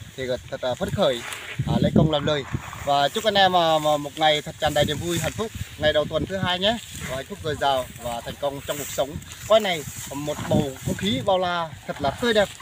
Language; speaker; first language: Vietnamese; non-native, local second language; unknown